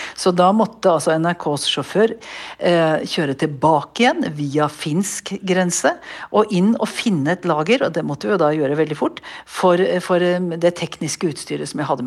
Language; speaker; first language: Norwegian; native; Norwegian